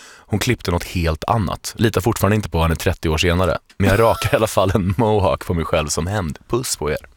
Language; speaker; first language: Swedish; early bilingual, other home language; Norwegian